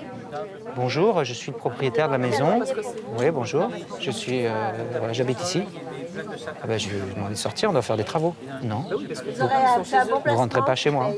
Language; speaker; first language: French; native; French